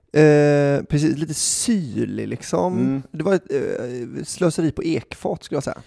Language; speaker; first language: Swedish; native; Swedish